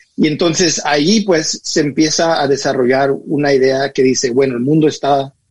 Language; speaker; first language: Spanish; early bilingual, heritage; Spanish